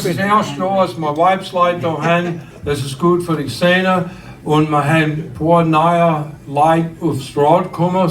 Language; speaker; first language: German; early bilingual, heritage; English